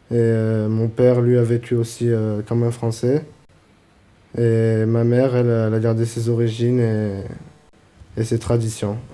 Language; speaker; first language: French; native; French